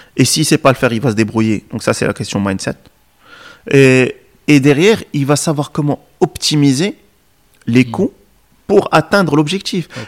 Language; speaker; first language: French; non-native, local second language; Arabic